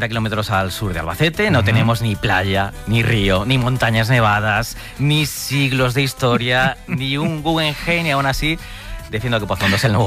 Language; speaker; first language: Spanish; native; Spanish